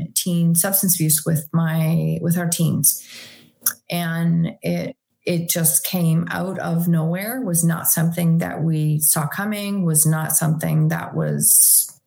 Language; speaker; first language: English; native; English